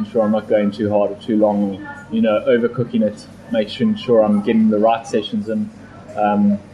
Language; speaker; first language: English; native; English